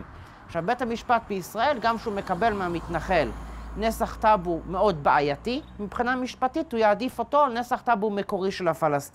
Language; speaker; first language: Hebrew; native; Hebrew